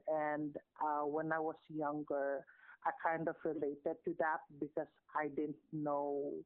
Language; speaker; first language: English; non-native, local second language; Filipino